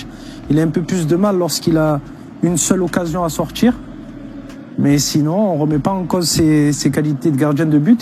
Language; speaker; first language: French; native; French